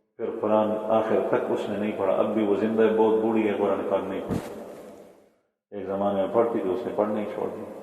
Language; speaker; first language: Urdu; non-native, local second language; Pashto